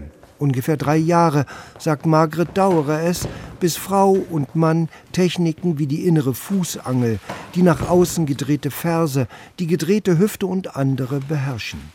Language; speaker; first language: German; native; German